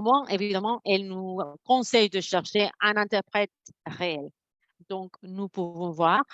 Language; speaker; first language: French; non-native, fluent; Spanish